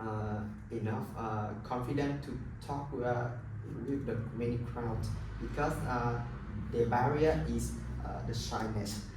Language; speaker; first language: English; non-native, learner; Vietnamese